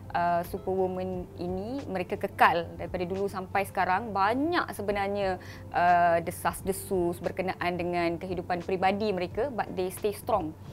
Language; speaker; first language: Malay; non-native, local second language; Tamil